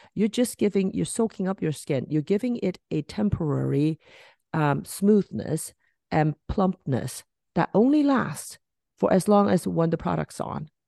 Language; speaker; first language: English; non-native, local second language; Cantonese